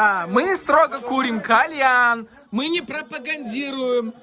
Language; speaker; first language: Russian; non-native, fluent; Turkmen